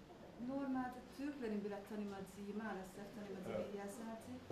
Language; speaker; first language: Turkish; non-native, fluent; Hungarian